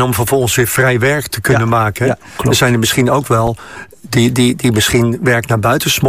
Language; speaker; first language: Dutch; native; Dutch